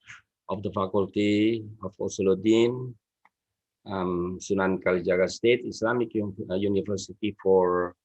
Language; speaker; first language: English; non-native, fluent; Indonesian